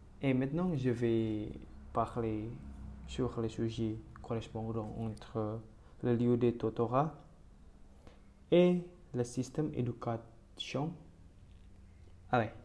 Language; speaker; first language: French; non-native, learner; Indonesian